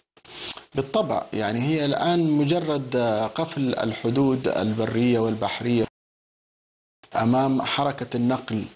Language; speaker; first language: Arabic; native; Arabic